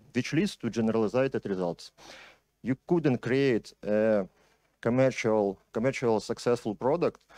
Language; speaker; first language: English; non-native, fluent; Ukrainian